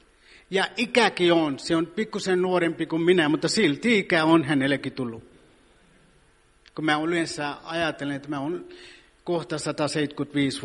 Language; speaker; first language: Finnish; non-native, fluent; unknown